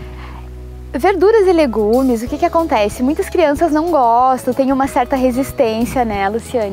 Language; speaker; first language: Portuguese; native; Portuguese